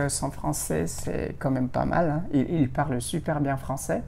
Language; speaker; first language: French; non-native, fluent; Indonesian